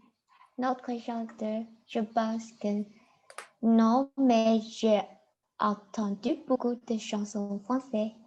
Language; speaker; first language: French; non-native, learner; Chinese